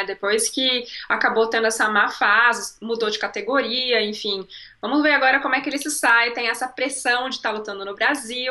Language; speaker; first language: Portuguese; native; Portuguese